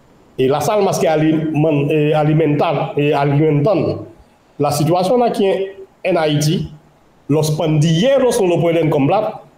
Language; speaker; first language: Spanish; non-native, local second language; Haitian Creole